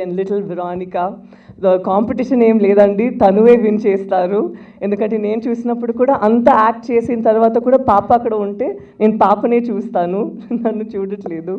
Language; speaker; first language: Telugu; non-native, fluent; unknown